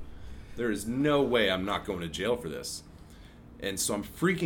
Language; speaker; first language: English; native; English